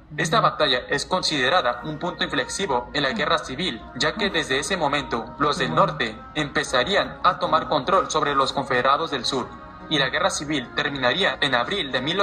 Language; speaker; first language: Spanish; native; Spanish